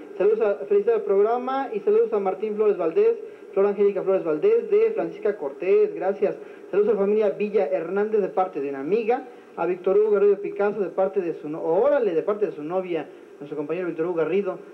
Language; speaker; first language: Spanish; native; Spanish